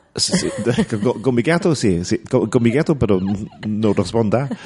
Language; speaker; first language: Spanish; non-native, learner; English